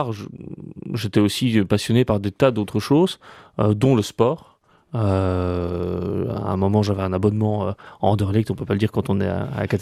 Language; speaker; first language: French; native; French